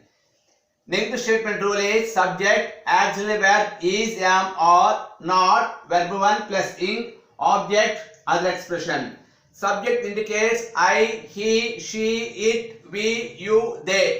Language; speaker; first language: English; non-native, local second language; Telugu